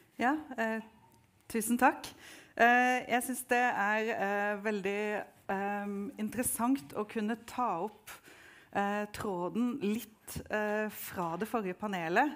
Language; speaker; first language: Norwegian; native; Norwegian